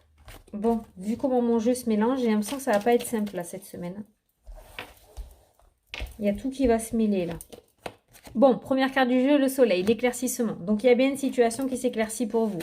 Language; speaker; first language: French; native; French